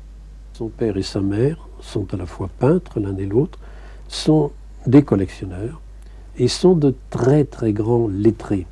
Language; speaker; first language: French; native; French